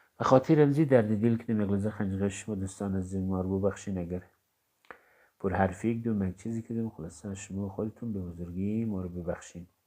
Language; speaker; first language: Persian; native; Persian